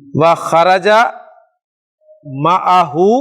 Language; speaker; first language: Arabic; non-native, fluent; Urdu